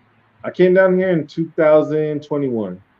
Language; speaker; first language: English; native; English